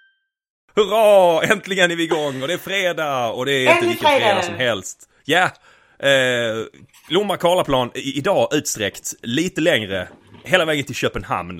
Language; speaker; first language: Swedish; native; Swedish